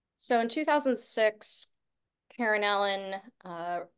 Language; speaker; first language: English; native; English